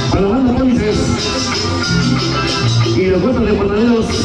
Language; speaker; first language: Spanish; native; Spanish